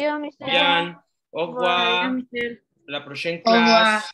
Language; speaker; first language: French; non-native, fluent; Spanish